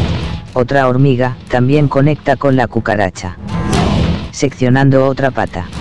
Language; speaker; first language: Spanish; native; Spanish